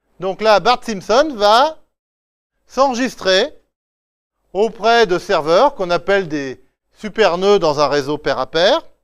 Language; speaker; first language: French; native; French